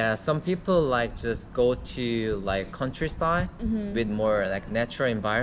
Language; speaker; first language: English; non-native, learner; Korean